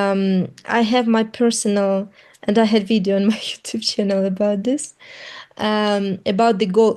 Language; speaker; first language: English; non-native, fluent; Russian